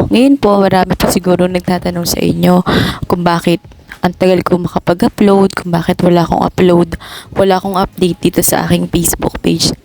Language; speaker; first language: Filipino; non-native, local second language; Bikol